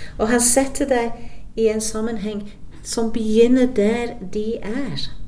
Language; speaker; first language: Norwegian; non-native, fluent; English